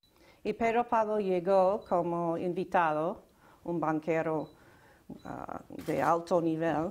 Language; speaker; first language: Spanish; non-native, fluent; English